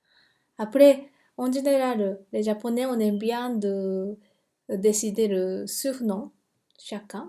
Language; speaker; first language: French; non-native, fluent; Japanese